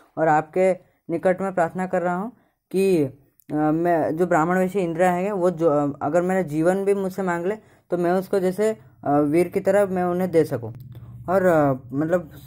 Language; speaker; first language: Hindi; native; Hindi